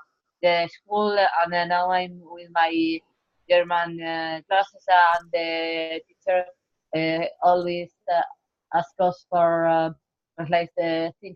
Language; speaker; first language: English; non-native, learner; Spanish